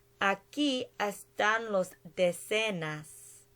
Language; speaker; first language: Spanish; non-native, learner; English